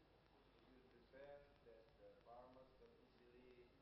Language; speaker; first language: English; non-native, fluent; Indonesian